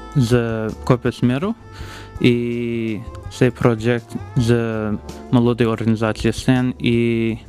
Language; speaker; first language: Ukrainian; non-native, learner; English